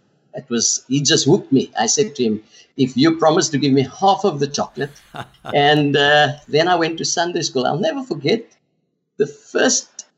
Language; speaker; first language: English; non-native, local second language; Afrikaans